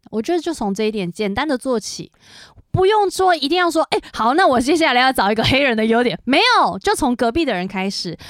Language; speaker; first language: Chinese; native; Chinese